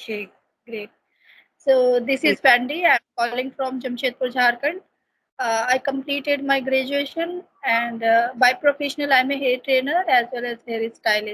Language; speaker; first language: English; non-native, learner; Hindi